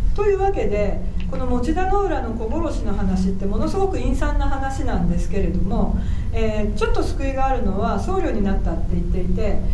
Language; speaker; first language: Japanese; native; Japanese